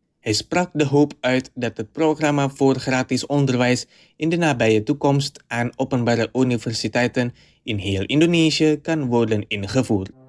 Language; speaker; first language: Dutch; non-native, fluent; Indonesian